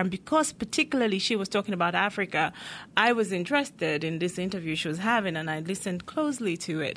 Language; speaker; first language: English; non-native, local second language; Igbo